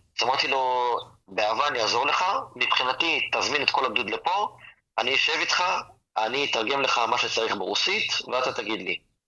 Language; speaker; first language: Hebrew; native; Hebrew